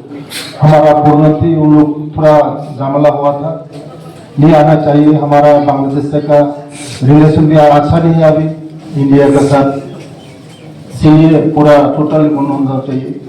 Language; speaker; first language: Hindi; non-native, local second language; Kok Borok